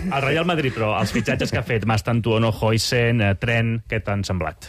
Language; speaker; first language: Catalan; native; Catalan